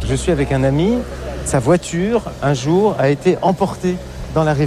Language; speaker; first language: French; native; French